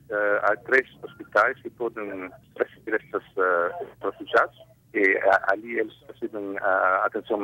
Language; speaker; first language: Portuguese; non-native, fluent; Spanish